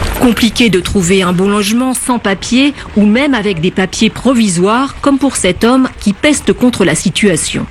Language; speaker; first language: French; native; French